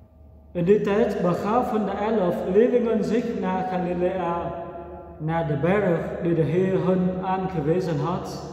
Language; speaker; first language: Dutch; non-native, fluent; Vietnamese